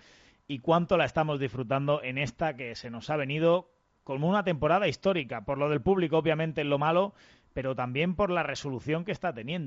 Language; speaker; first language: Spanish; native; Spanish